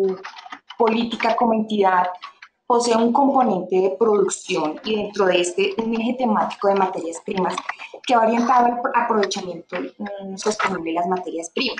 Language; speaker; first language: Spanish; native; Spanish